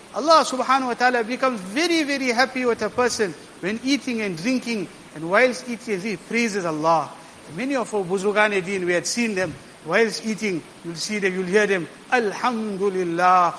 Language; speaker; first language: English; native; English